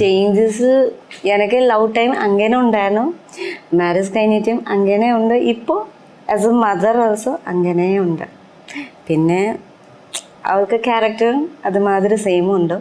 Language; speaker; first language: Malayalam; non-native, learner; Nepali